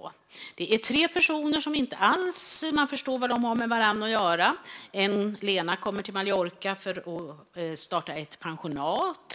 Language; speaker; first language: Swedish; native; Swedish